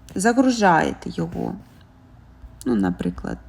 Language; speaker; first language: Ukrainian; native; Ukrainian